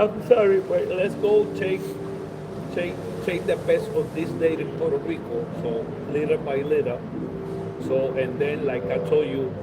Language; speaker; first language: English; non-native, learner; Spanish